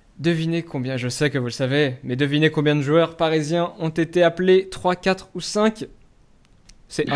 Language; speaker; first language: French; native; French